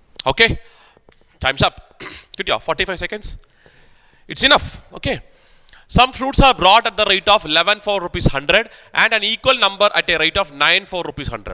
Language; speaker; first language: English; non-native, local second language; Malayalam